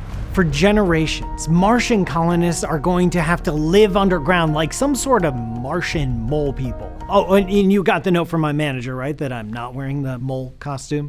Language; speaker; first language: English; native; English